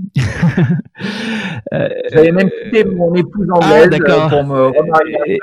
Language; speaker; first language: French; native; French